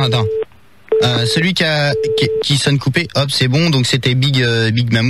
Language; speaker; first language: French; native; French